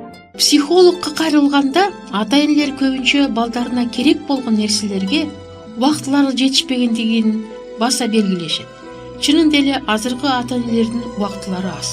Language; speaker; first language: Kyrgyz; native; Kyrgyz